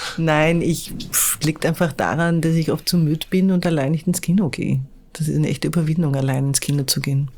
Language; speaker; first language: German; native; German